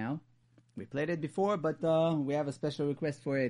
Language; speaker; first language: English; non-native, fluent; Hebrew